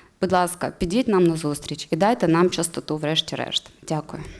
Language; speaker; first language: Ukrainian; native; Ukrainian